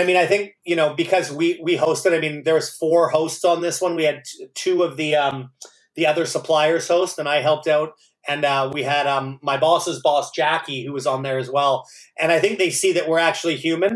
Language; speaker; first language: English; native; English